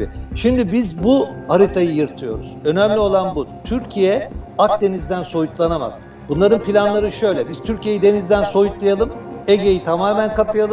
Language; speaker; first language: Turkish; native; Turkish